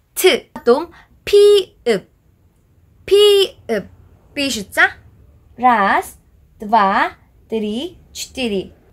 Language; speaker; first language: Russian; non-native, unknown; Korean